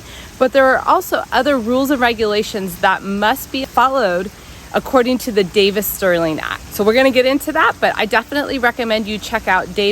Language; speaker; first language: English; native; English